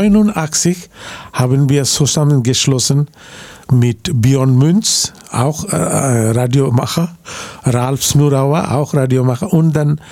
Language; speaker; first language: German; non-native, learner; Bangla